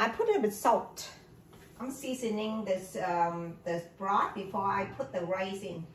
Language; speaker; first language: English; non-native, learner; Vietnamese